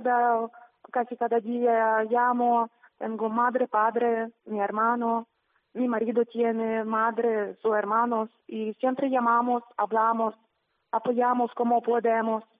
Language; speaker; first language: Spanish; non-native, learner; Ukrainian